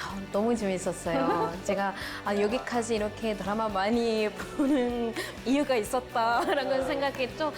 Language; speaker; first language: Korean; non-native, fluent; French